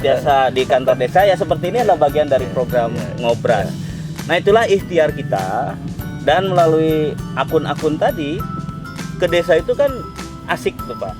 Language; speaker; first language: Indonesian; non-native, local second language; Sundanese